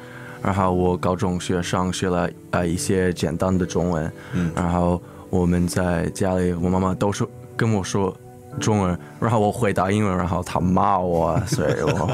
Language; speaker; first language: Chinese; early bilingual, heritage; English